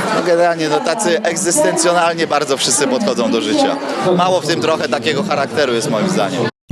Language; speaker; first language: Polish; native; Polish